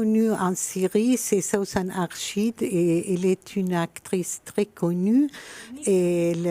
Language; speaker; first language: French; non-native, fluent; Arabic